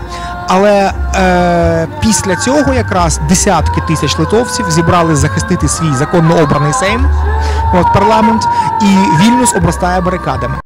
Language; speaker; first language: Ukrainian; native; Ukrainian